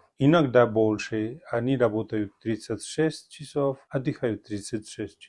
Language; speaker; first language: Russian; non-native, fluent; Spanish